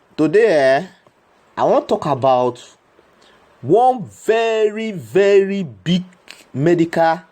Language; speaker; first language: Nigerian Pidgin; non-native, local second language; Igbo